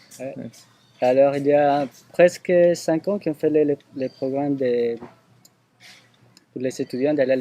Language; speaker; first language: French; non-native, fluent; Spanish